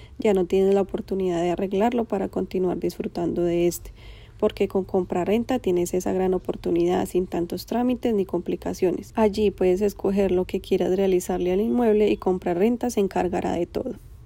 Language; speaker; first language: Spanish; native; Spanish